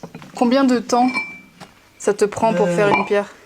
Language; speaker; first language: French; native; French